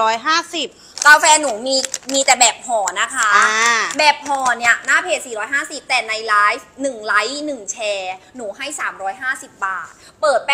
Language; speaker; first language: Thai; native; Thai